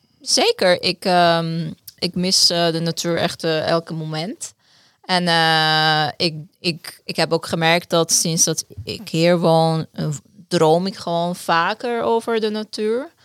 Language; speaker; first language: Dutch; non-native, fluent; Persian